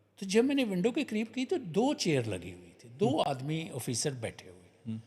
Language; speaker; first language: Urdu; non-native, local second language; Punjabi